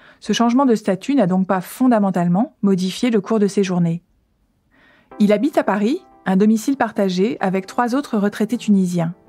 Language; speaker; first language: French; native; French